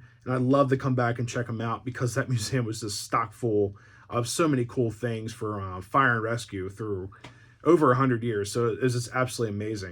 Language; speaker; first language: English; native; English